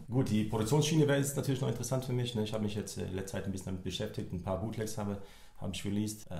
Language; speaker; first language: German; early bilingual, other home language; Croatian